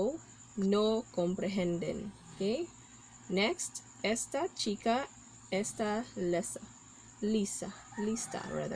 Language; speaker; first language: Spanish; non-native, learner; Cebuano